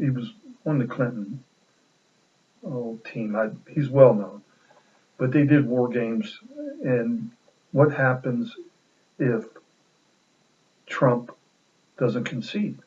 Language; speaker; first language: English; native; English